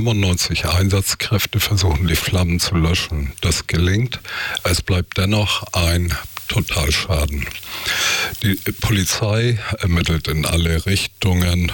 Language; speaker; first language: German; native; German